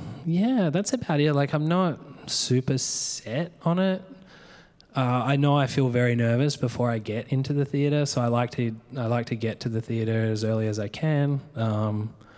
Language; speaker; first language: English; native; English